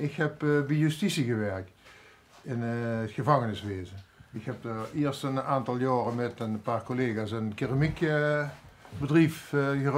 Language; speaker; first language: Dutch; native; Dutch